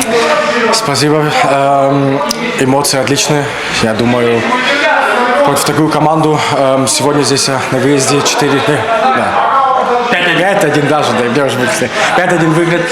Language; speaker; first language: Russian; non-native, learner; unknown